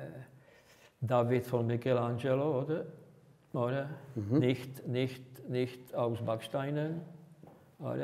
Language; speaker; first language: German; non-native, fluent; Czech